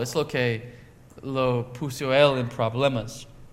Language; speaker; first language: Spanish; non-native, learner; English